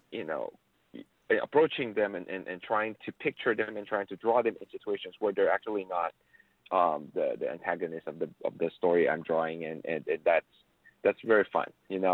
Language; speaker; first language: English; non-native, local second language; Filipino